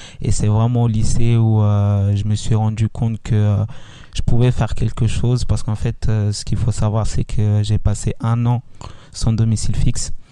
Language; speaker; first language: French; early bilingual, other home language; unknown